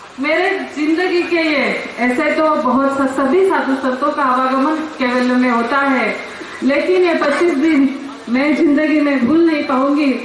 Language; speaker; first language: Hindi; non-native, local second language; Marathi